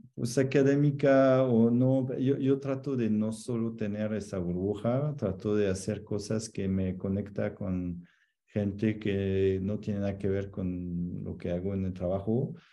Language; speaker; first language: Spanish; non-native, fluent; French